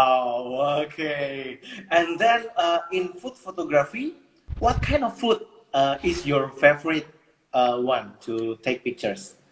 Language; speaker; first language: English; non-native, fluent; Indonesian